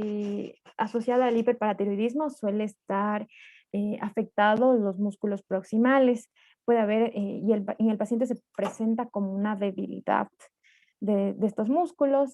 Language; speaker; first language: Spanish; native; Spanish